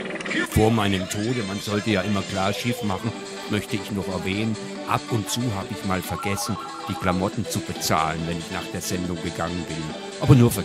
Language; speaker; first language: German; native; German